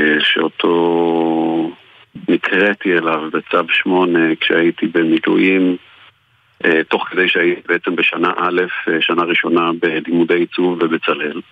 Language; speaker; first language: Hebrew; native; Hebrew